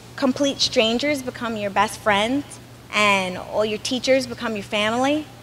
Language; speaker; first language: English; native; English